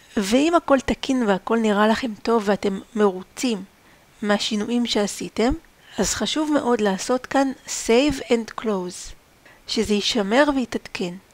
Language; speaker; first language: Hebrew; native; Hebrew